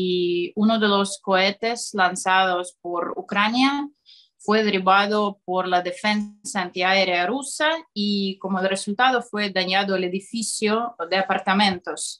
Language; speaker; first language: Spanish; non-native, fluent; Russian